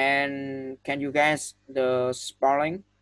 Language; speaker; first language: English; non-native, fluent; Vietnamese